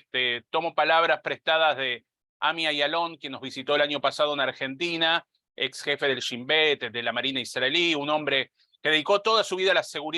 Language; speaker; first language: Spanish; native; Spanish